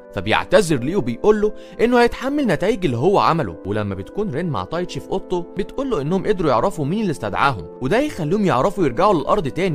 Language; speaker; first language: Arabic; native; Arabic